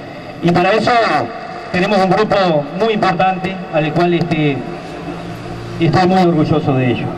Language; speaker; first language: Spanish; native; Spanish